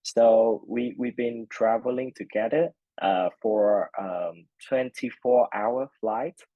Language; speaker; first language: English; non-native, fluent; Vietnamese